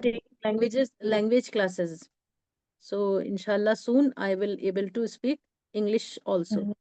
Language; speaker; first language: English; non-native, local second language; Hindi